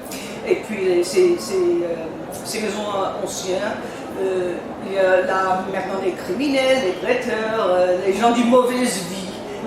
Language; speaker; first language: French; non-native, learner; English